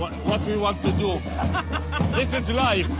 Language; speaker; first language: English; non-native, fluent; Arabic